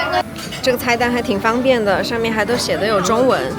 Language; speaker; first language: Chinese; native; Chinese